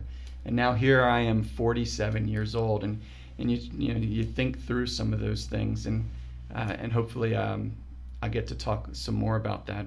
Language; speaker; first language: English; native; English